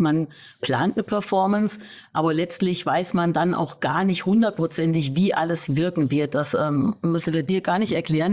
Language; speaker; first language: German; native; German